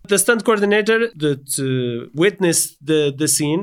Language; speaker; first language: English; non-native, fluent; Portuguese